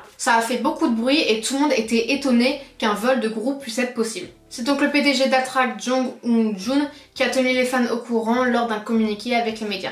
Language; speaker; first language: French; native; French